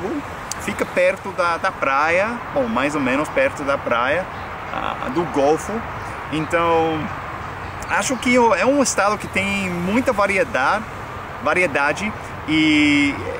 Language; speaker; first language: Portuguese; non-native, fluent; English